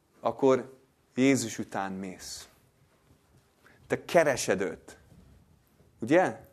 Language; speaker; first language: Hungarian; non-native, fluent; English